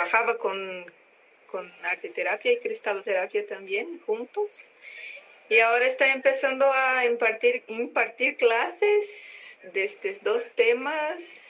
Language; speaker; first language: Spanish; non-native, learner; Portuguese